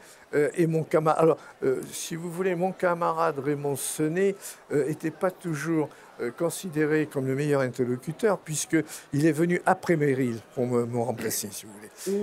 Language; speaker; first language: French; native; French